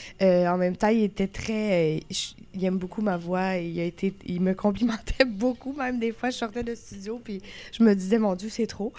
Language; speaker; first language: French; native; French